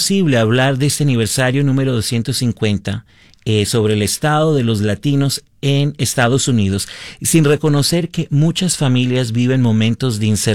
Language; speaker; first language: Spanish; early bilingual, heritage; Spanish